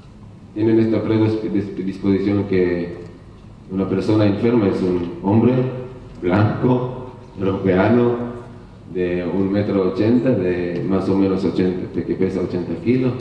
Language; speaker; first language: Spanish; non-native, learner; Hebrew